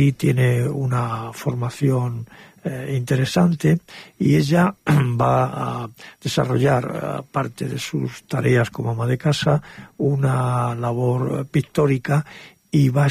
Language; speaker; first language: Spanish; native; Spanish